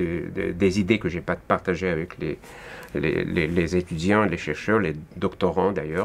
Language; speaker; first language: French; non-native, fluent; Russian